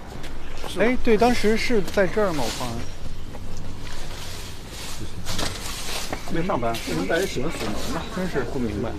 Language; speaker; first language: Chinese; native; Chinese